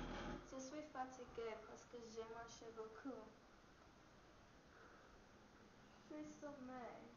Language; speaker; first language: French; non-native, learner; English